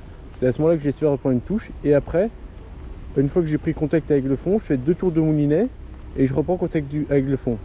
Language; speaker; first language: French; native; French